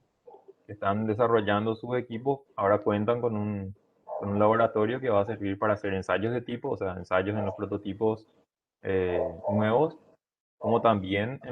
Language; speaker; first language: Spanish; native; Spanish